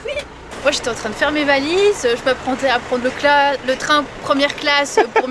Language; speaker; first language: French; native; French